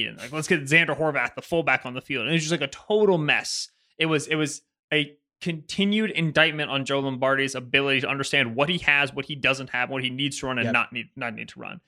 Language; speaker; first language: English; native; English